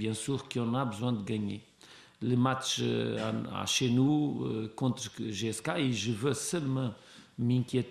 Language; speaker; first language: French; non-native, learner; Portuguese